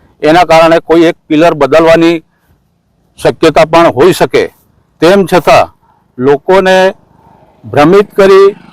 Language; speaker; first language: Gujarati; native; Gujarati